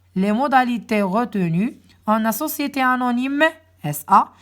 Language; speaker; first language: French; non-native, local second language; Arabic